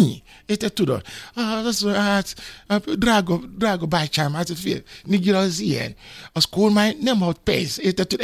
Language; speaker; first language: Hungarian; non-native, fluent; Yoruba